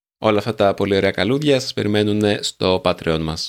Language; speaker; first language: Greek; native; Greek